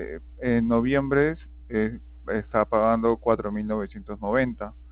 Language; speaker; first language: Spanish; native; Spanish